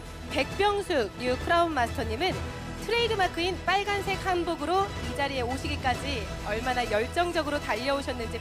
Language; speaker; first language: Korean; native; Korean